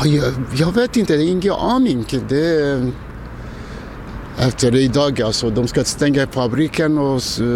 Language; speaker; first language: Swedish; non-native, learner; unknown